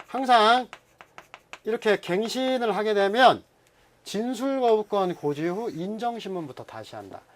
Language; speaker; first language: Korean; native; Korean